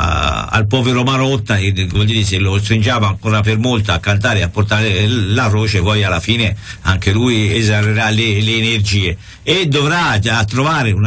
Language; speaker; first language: Italian; native; Italian